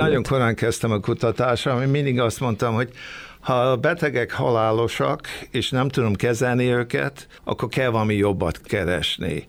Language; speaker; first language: Hungarian; early bilingual, heritage; Hungarian